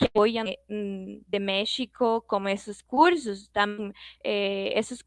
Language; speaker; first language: Portuguese; non-native, fluent; Spanish